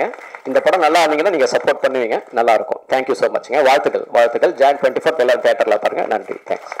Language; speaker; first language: Tamil; native; Tamil